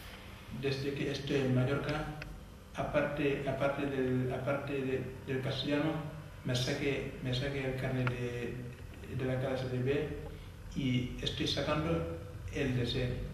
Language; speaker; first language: Spanish; non-native, fluent; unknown